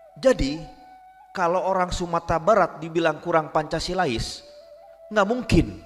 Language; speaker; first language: Indonesian; non-native, local second language; Minangkabau